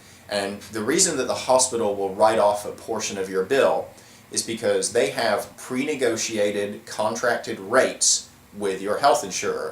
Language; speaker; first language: English; native; English